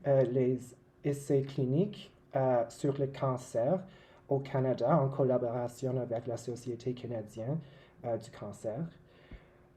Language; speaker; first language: French; non-native, local second language; English